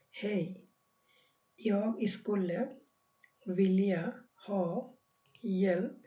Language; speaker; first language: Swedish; non-native, learner; Bangla